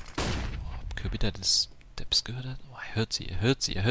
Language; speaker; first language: German; native; German